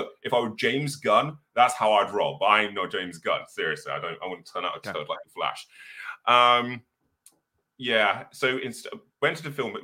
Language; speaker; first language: English; native; English